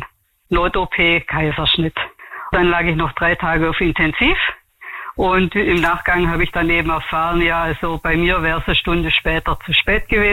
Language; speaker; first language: German; native; German